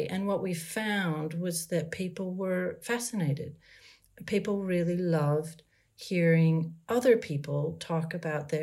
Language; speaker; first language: English; native; English